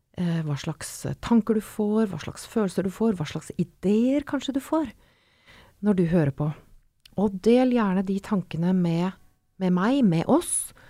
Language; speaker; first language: Norwegian; native; Norwegian